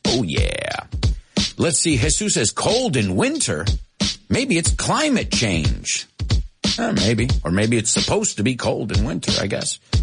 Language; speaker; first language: English; early bilingual, other home language; Spanish